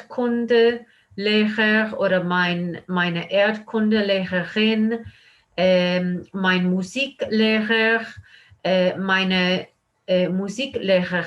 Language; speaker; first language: German; non-native, fluent; English